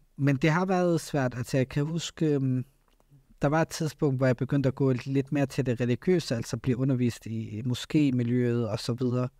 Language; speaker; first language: Danish; early bilingual, other home language; Arabic